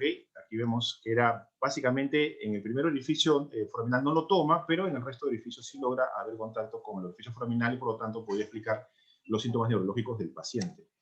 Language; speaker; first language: Spanish; native; Spanish